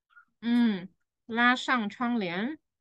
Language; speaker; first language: Chinese; non-native, fluent; Vietnamese